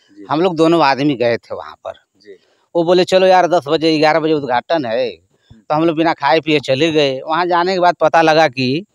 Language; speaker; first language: Hindi; native; Hindi